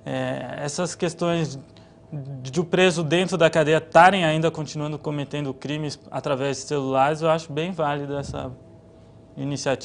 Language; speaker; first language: Portuguese; native; Portuguese